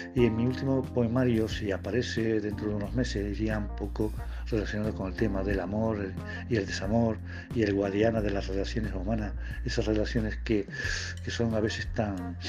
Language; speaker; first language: Spanish; native; Spanish